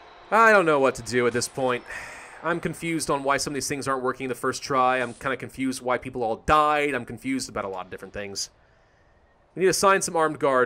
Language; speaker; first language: English; native; English